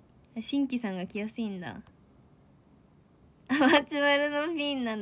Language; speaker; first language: Japanese; native; Japanese